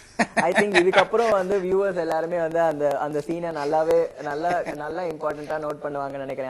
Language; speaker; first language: Tamil; native; Tamil